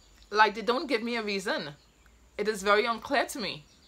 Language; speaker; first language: English; native; English